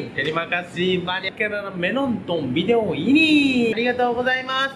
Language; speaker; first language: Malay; non-native, learner; Japanese